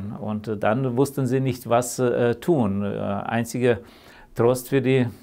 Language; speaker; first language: German; early bilingual, heritage; German